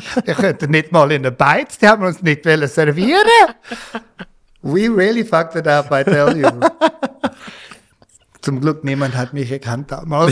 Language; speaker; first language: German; non-native, fluent; English